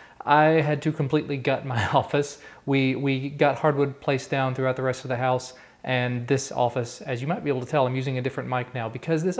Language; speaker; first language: English; native; English